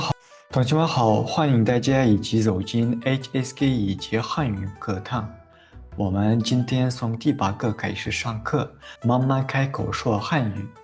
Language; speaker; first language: Chinese; non-native, fluent; Uzbek